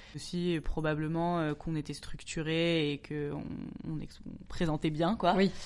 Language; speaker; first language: French; native; French